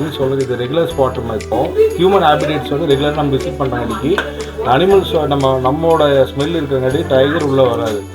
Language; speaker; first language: Tamil; native; Tamil